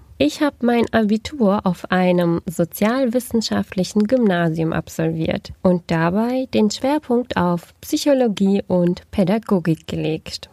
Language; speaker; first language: German; early bilingual, other home language; Turkish